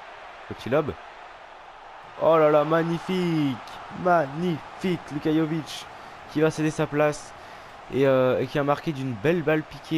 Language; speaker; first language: French; native; French